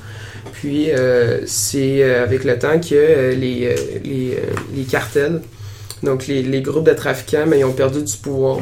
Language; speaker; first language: French; native; French